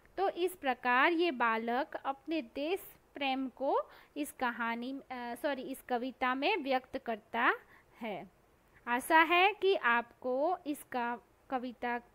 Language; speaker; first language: Hindi; non-native, local second language; Gujarati